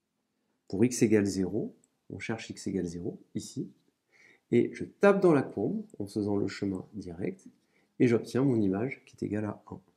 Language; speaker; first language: French; native; French